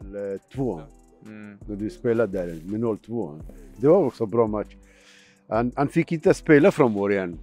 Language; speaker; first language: Swedish; non-native, learner; Persian